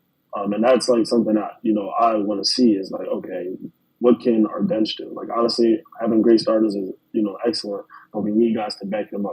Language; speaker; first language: English; native; English